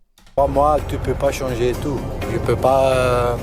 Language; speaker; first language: French; non-native, local second language; Dutch